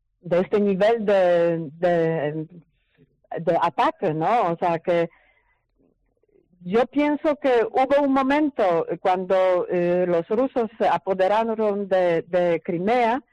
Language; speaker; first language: Spanish; non-native, fluent; Polish